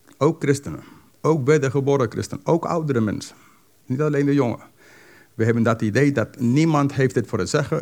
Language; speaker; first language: Dutch; non-native, fluent; English